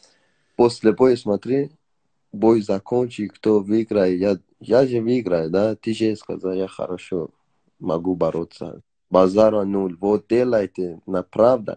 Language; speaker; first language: Russian; non-native, learner; Persian